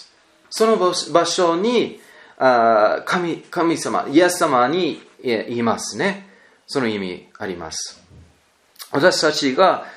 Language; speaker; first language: Japanese; non-native, learner; English